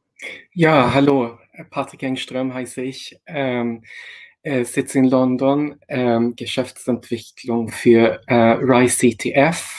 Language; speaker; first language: German; non-native, fluent; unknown